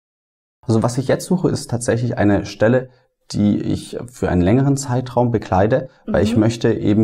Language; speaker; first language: German; native; German